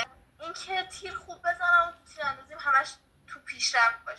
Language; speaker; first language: Persian; native; Persian